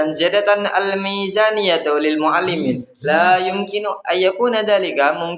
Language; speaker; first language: Arabic; non-native, learner; Indonesian